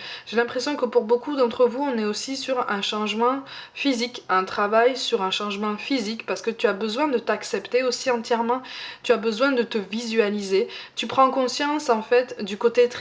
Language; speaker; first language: French; native; French